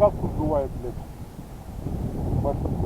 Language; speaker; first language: Russian; native; Russian